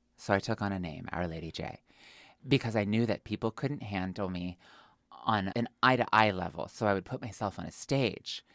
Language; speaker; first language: English; native; English